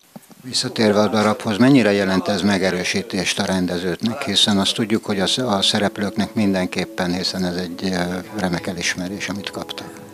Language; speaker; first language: Hungarian; native; Hungarian